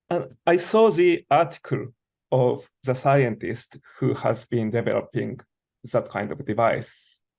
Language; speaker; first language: English; non-native, learner; Japanese